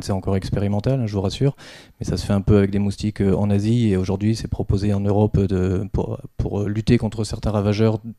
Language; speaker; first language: French; native; French